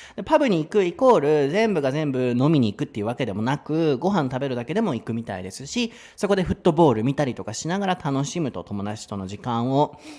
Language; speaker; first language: Japanese; native; Japanese